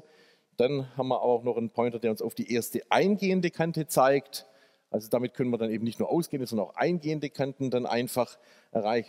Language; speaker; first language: German; native; German